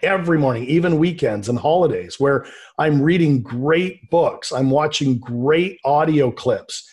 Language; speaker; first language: English; native; English